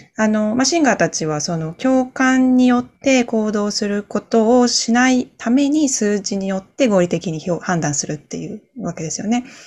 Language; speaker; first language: Japanese; native; Japanese